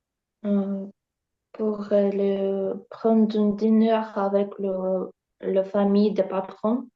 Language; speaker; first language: French; non-native, learner; Ukrainian